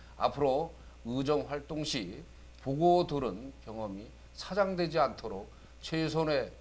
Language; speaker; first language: Korean; native; Korean